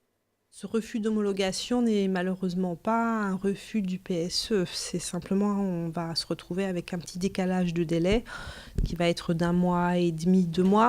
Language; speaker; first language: French; native; French